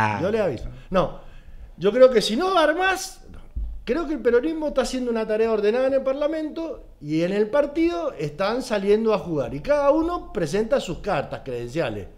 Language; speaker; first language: Spanish; native; Spanish